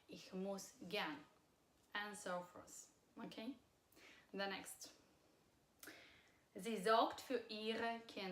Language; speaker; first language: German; non-native, fluent; Russian